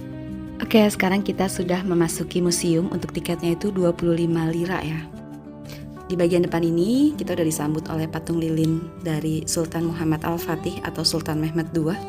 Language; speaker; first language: Indonesian; native; Indonesian